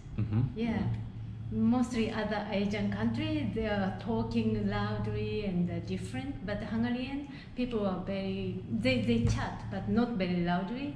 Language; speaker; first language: English; non-native, fluent; Japanese